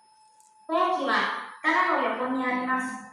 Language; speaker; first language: Japanese; non-native, learner; Indonesian